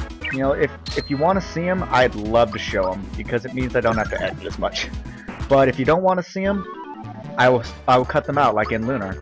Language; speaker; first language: English; native; English